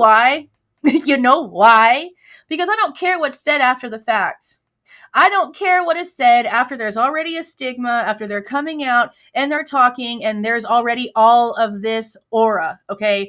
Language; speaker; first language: English; native; English